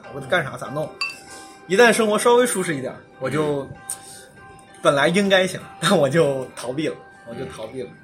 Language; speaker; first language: Chinese; native; Chinese